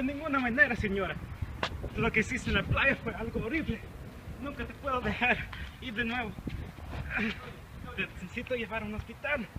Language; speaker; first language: Spanish; non-native, learner; English